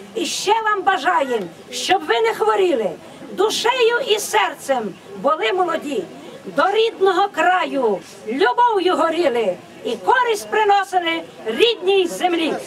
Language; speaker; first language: Ukrainian; native; Ukrainian